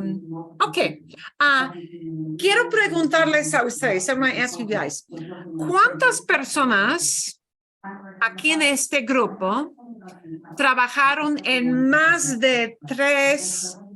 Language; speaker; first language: Spanish; non-native, fluent; English